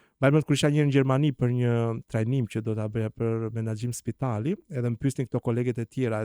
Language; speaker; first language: Albanian; native; Albanian